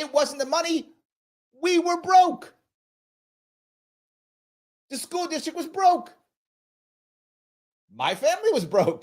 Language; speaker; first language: English; native; English